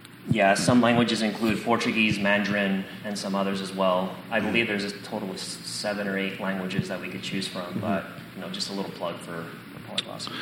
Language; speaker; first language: English; early bilingual, other home language; Spanish